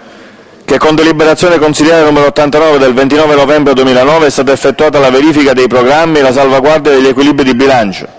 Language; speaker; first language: Italian; native; Italian